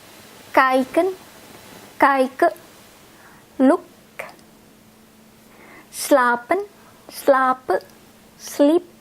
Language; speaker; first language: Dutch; non-native, fluent; Indonesian